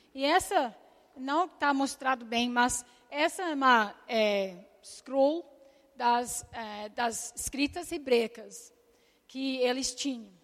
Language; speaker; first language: Portuguese; non-native, learner; English